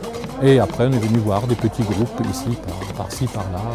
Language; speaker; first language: French; native; French